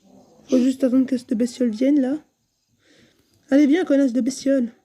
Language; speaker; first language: French; native; French